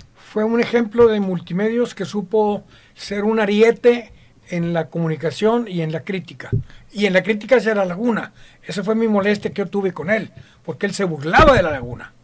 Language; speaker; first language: Spanish; native; Spanish